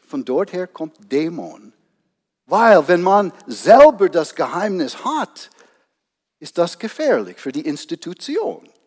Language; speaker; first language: German; non-native, fluent; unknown